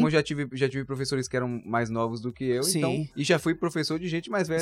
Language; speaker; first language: Portuguese; native; Portuguese